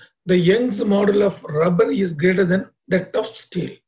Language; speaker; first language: English; non-native, local second language; Tamil